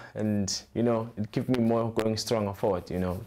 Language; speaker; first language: English; non-native, local second language; Zulu